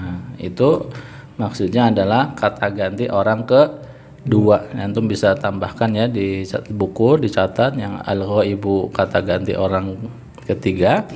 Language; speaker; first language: Indonesian; native; Indonesian